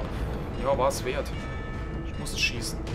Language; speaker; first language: German; native; German